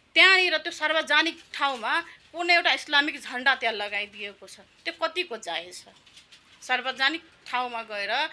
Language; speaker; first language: Nepali; non-native, local second language; Maithili